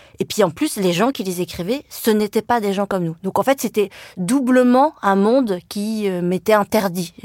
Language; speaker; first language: French; early bilingual, other home language; Vietnamese